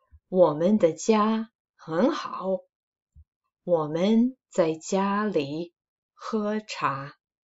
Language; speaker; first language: Chinese; non-native, fluent; English